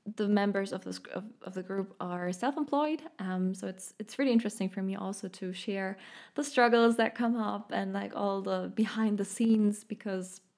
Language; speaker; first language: English; non-native, fluent; German